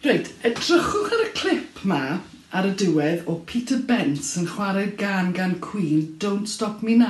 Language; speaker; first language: Welsh; native; Welsh